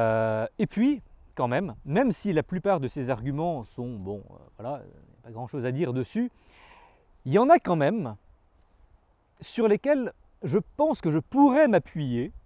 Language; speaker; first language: French; native; French